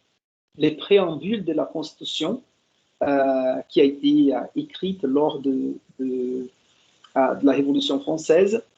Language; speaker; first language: French; non-native, fluent; Portuguese